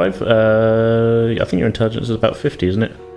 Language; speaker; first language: English; native; English